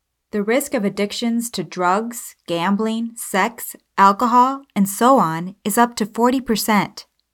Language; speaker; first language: English; native; English